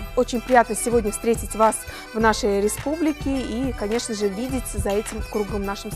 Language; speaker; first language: Russian; native; Russian